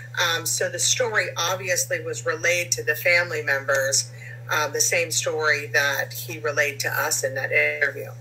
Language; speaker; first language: English; native; English